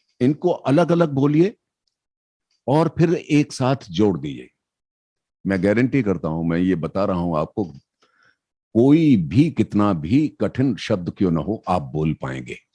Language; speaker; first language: Hindi; native; Hindi